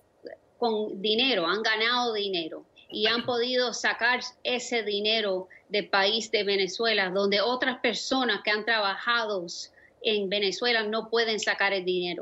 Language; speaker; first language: Spanish; early bilingual, other home language; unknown